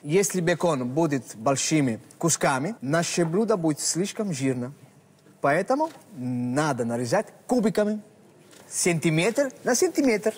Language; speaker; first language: Russian; non-native, fluent; Italian